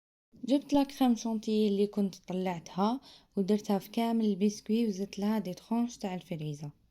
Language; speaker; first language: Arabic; native; Arabic